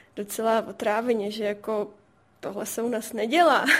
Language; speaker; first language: Czech; non-native, fluent; Russian